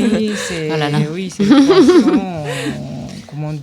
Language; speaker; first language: French; non-native, learner; Japanese